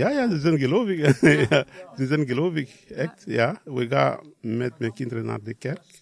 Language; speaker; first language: Dutch; non-native, learner; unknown